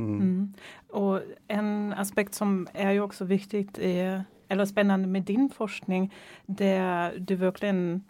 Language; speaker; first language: Swedish; non-native, fluent; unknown